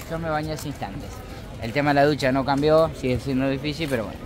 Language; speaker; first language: Spanish; native; Spanish